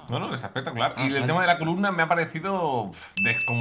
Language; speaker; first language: Spanish; native; Spanish